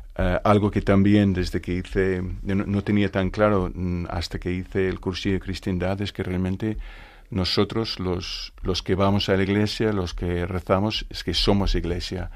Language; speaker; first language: Spanish; non-native, fluent; English